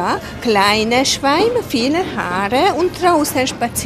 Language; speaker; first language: German; non-native, learner; Hungarian